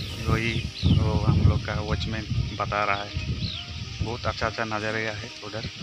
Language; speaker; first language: Hindi; non-native, local second language; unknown